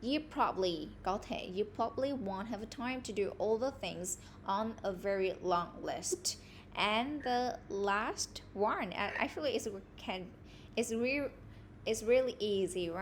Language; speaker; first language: English; non-native, fluent; Vietnamese